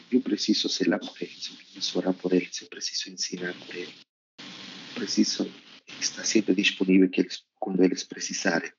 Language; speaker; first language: Portuguese; non-native, fluent; Spanish